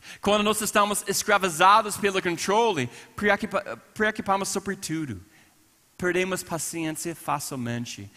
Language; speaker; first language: Portuguese; non-native, fluent; English